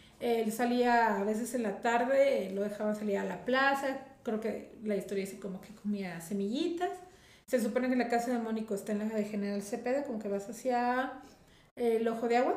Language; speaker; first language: Spanish; native; Spanish